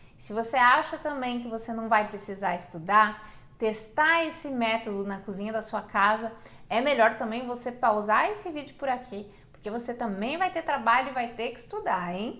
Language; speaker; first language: Portuguese; native; Portuguese